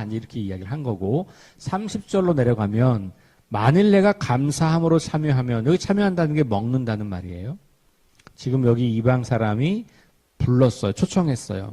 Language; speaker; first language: Korean; native; Korean